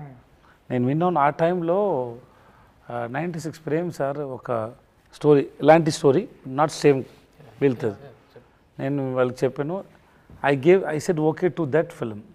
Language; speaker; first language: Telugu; non-native, learner; Tamil